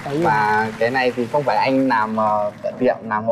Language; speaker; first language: Vietnamese; native; Vietnamese